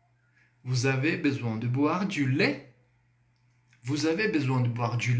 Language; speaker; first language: French; non-native, fluent; Portuguese